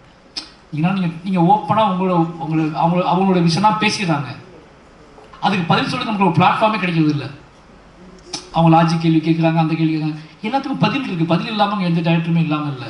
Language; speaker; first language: Tamil; native; Tamil